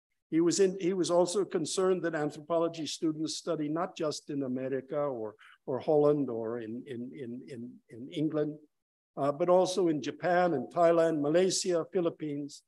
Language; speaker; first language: English; native; English